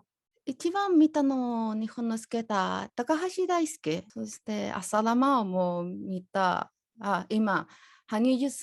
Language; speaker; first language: Japanese; non-native, learner; Spanish